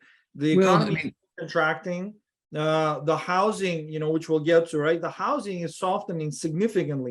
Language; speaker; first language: English; non-native, fluent; Russian